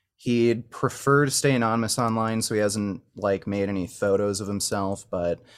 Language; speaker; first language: English; native; English